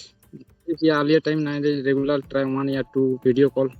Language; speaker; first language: English; non-native, learner; Santali